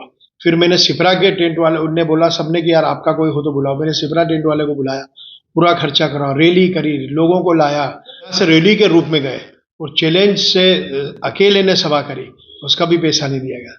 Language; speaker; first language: Hindi; native; Hindi